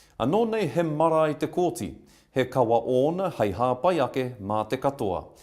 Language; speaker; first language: Māori; non-native, local second language; English